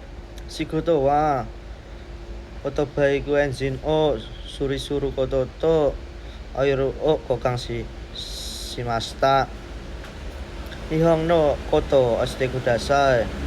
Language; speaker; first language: Japanese; non-native, learner; Indonesian